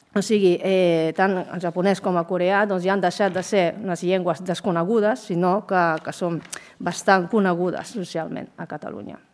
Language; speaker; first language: Catalan; non-native, fluent; Japanese